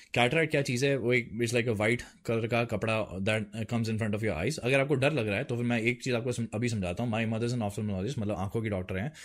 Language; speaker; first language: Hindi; native; Hindi